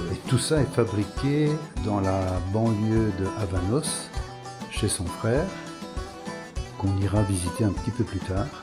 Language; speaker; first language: French; native; French